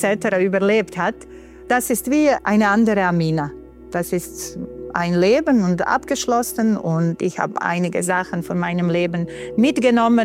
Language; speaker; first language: German; non-native, fluent; Bosnian